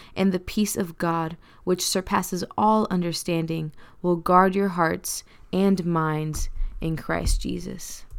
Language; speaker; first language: English; early bilingual, other home language; Spanish